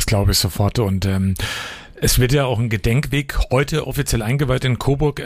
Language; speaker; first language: German; native; German